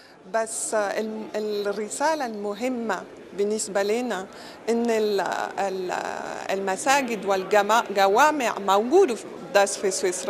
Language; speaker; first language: Arabic; non-native, fluent; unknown